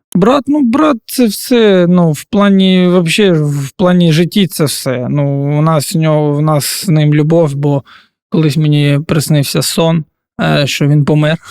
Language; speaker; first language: Ukrainian; non-native, local second language; Russian